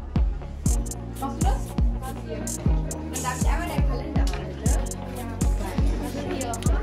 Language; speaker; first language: German; native; German